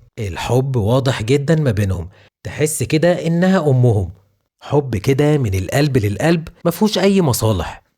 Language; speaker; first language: Arabic; native; Arabic